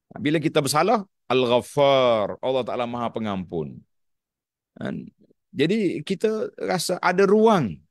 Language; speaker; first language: Malay; native; Malay